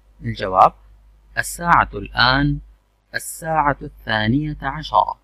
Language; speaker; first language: Arabic; non-native, fluent; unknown